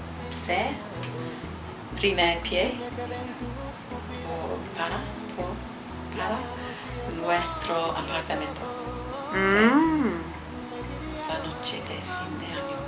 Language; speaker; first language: Spanish; non-native, learner; English